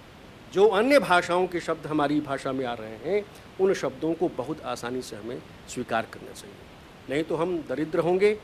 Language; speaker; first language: Hindi; native; Hindi